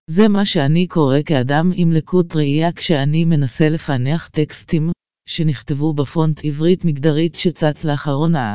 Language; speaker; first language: Hebrew; native; Hebrew